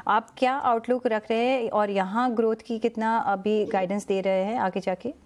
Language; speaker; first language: Hindi; non-native, local second language; Gujarati